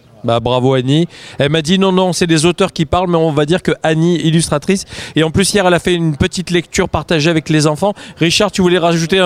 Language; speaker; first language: French; native; French